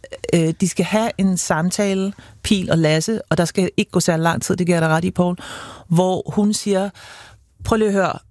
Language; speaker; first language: Danish; native; Danish